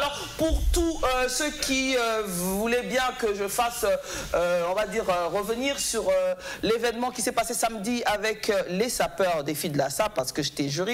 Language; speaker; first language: French; native; French